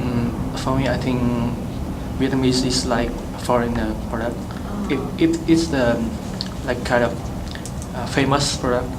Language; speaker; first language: English; non-native, learner; Vietnamese